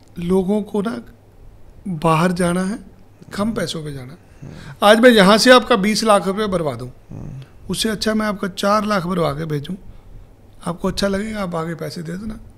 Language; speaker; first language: Hindi; native; Hindi